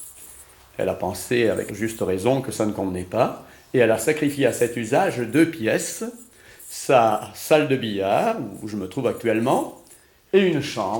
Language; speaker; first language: French; native; French